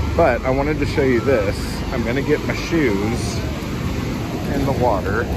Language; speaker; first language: English; native; English